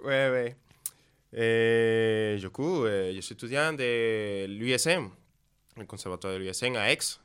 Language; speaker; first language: French; non-native, learner; Spanish